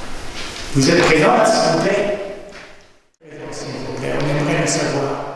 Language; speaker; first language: French; native; French